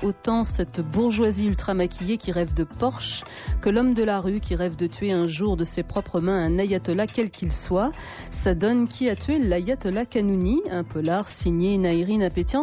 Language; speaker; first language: French; native; French